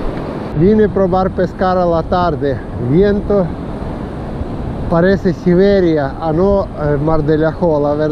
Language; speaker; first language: Spanish; non-native, fluent; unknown